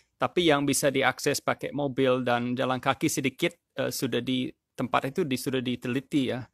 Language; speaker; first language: Indonesian; non-native, fluent; English